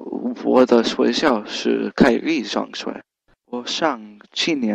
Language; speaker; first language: Chinese; non-native, learner; English